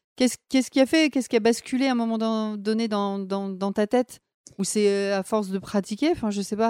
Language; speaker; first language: French; native; French